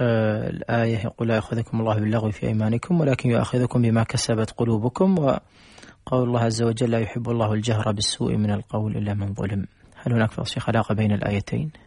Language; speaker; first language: Arabic; native; Arabic